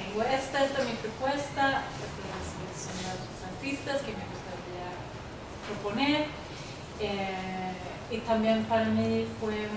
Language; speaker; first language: Spanish; non-native, learner; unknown